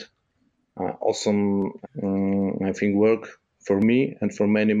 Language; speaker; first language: English; non-native, fluent; Polish